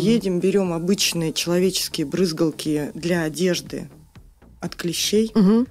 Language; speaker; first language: Russian; native; Russian